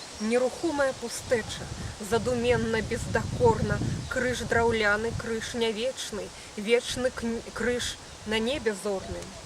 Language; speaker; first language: Belarusian; native; Belarusian